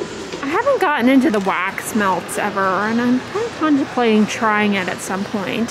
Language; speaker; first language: English; native; English